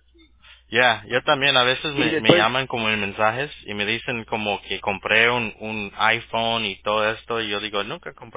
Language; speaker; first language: Spanish; early bilingual, heritage; Spanish